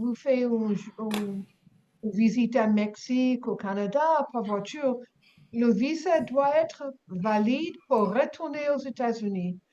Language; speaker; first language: French; non-native, learner; English